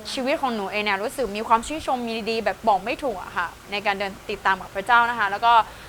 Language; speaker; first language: Thai; non-native, local second language; Akha